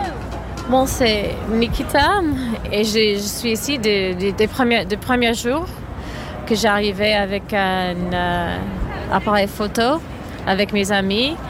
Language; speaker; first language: French; non-native, fluent; English